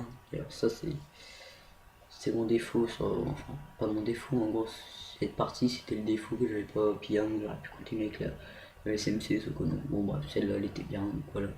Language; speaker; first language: French; native; French